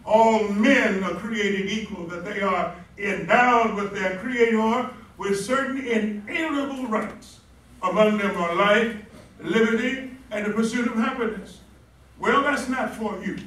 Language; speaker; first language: English; native; English